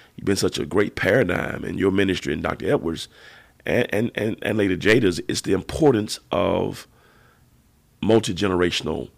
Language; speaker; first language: English; native; English